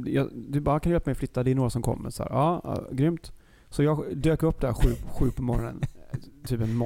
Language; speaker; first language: Swedish; native; Swedish